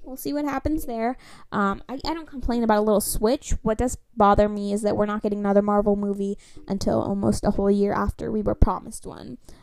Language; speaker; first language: English; native; English